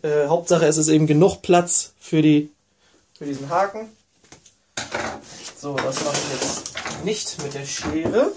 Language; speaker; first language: German; native; German